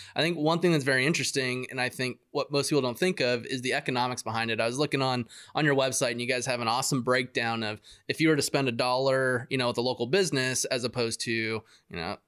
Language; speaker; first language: English; native; English